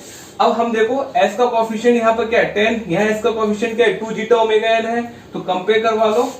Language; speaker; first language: Hindi; native; Hindi